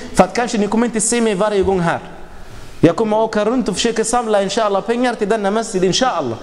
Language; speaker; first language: Swedish; non-native, fluent; Arabic